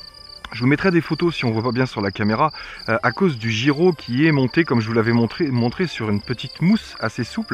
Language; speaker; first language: French; native; French